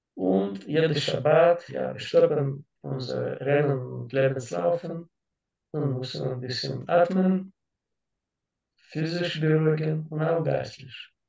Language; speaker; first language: German; non-native, learner; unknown